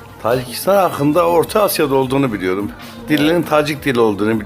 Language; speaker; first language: Turkish; native; Turkish